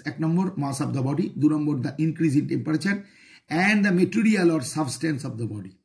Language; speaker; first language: English; non-native, local second language; Bangla